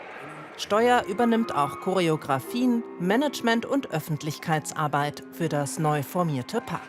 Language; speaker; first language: German; native; German